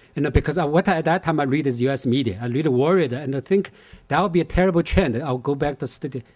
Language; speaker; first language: English; non-native, fluent; Chinese